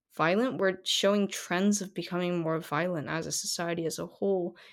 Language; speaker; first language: English; non-native, fluent; Korean